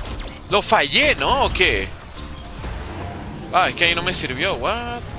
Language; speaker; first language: Spanish; native; Spanish